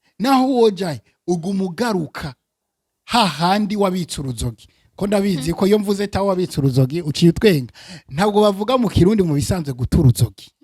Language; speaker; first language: Rundi; early bilingual, heritage; Rundi